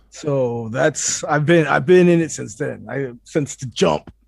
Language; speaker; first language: English; early bilingual, other home language; Spanish